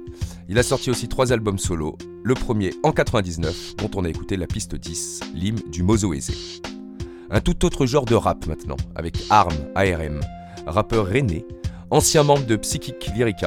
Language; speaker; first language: French; native; French